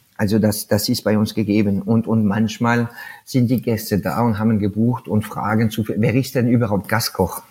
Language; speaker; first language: German; non-native, fluent; French